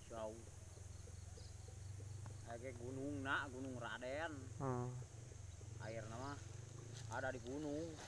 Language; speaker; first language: Indonesian; non-native, local second language; Sundanese